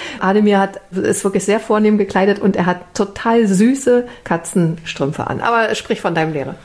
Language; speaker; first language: German; native; German